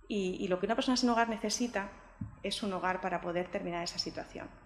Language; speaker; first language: Spanish; native; Spanish